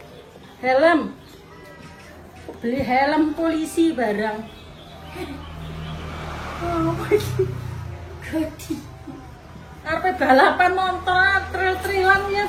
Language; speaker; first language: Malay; non-native, local second language; Javanese